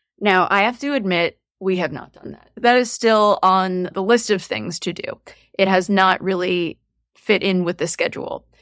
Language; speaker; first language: English; native; English